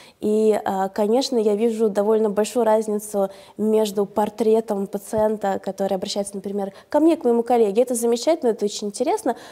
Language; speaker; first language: Russian; native; Russian